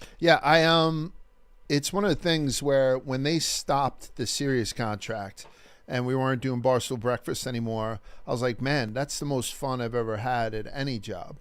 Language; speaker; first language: English; native; English